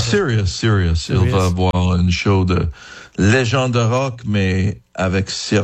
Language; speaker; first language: French; non-native, fluent; English